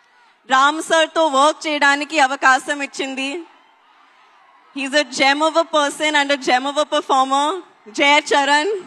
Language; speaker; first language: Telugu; non-native, learner; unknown